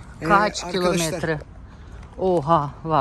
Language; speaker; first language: Turkish; non-native, local second language; Russian